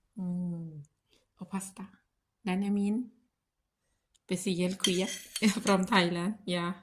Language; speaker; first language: Swedish; non-native, learner; Thai